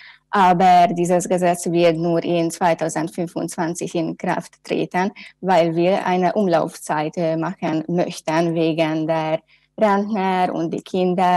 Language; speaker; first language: German; non-native, learner; Hungarian